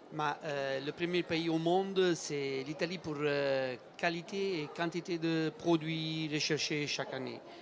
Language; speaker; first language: French; non-native, learner; Italian